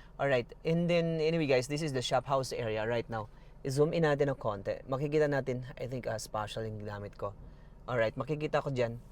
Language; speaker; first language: Filipino; non-native, local second language; Cebuano